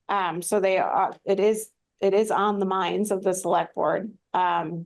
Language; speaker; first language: English; native; English